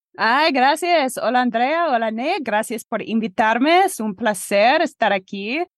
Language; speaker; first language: Spanish; non-native, fluent; English